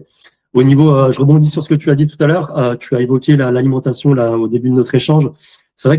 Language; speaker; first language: French; native; French